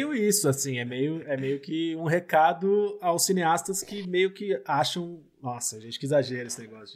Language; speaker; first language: Portuguese; native; Portuguese